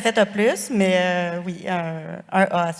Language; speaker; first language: French; native; French